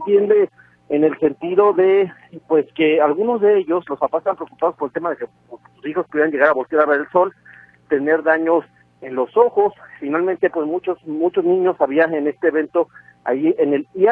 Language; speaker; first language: Spanish; native; Spanish